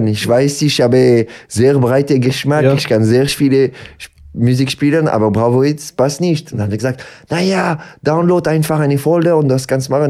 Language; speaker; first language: German; non-native, local second language; French